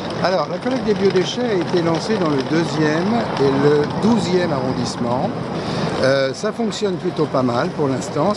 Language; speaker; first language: French; native; French